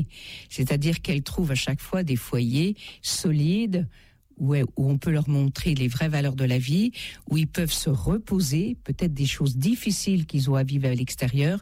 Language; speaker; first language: French; native; French